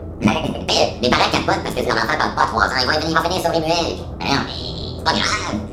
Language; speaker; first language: French; native; French